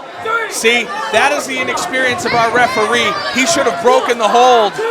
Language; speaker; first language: English; native; English